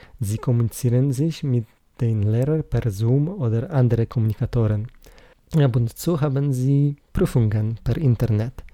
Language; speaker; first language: German; non-native, learner; Polish